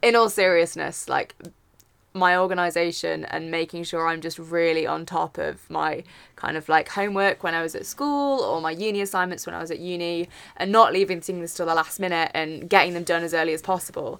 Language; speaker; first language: English; native; English